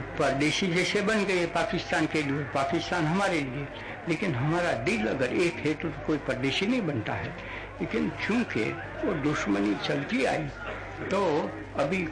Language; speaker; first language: Hindi; non-native, local second language; Gujarati